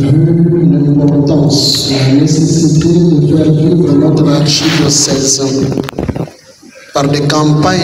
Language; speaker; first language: French; non-native, local second language; Kituba (Democratic Republic of Congo)